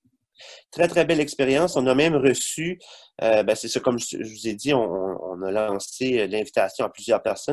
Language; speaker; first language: French; native; French